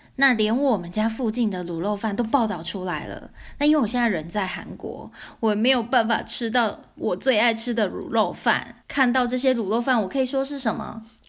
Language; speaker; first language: Chinese; native; Chinese